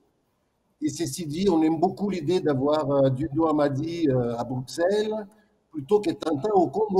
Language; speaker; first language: French; non-native, fluent; Portuguese